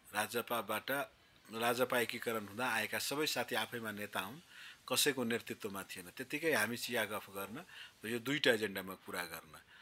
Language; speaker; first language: Nepali; non-native, local second language; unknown